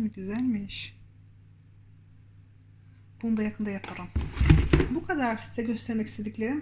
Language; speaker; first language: Turkish; early bilingual, heritage; Turkish